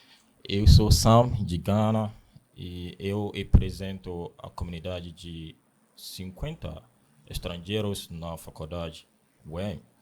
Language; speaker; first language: Portuguese; non-native, learner; Akan